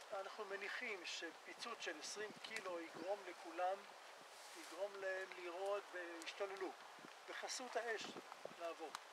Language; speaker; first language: Hebrew; native; Hebrew